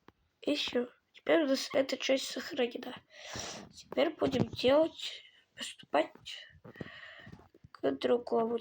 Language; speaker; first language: Russian; native; Russian